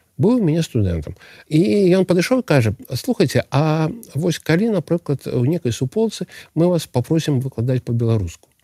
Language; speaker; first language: Belarusian; non-native, local second language; Russian